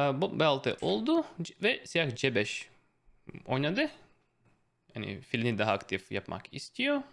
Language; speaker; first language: Turkish; non-native, fluent; Russian